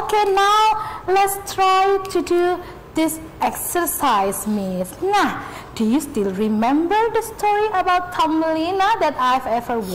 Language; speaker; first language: English; non-native, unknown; Indonesian